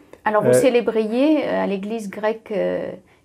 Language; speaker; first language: French; native; French